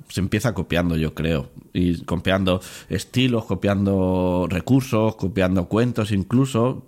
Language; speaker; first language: Spanish; native; Spanish